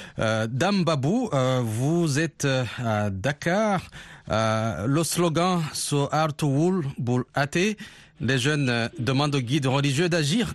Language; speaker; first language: French; non-native, local second language; Rundi